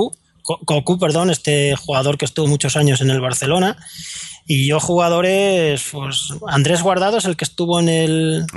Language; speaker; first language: Spanish; native; Spanish